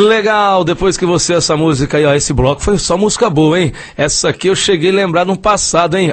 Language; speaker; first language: Portuguese; native; Portuguese